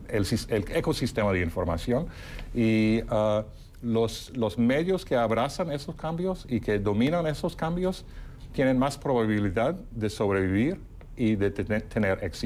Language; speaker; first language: Spanish; non-native, fluent; English